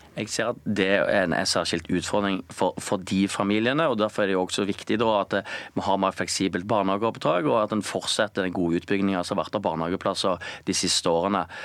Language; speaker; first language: Norwegian; native; Norwegian